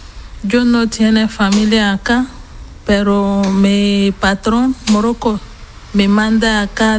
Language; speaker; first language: Spanish; non-native, learner; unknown